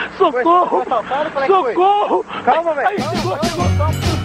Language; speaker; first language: Portuguese; native; Portuguese